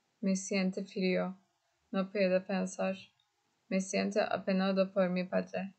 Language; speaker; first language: Spanish; non-native, learner; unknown